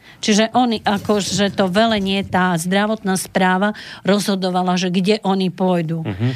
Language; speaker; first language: Slovak; native; Slovak